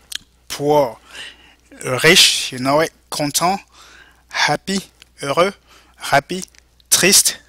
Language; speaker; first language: English; non-native, fluent; French